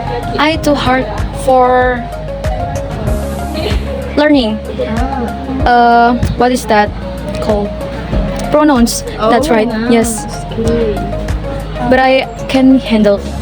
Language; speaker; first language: English; non-native, learner; Indonesian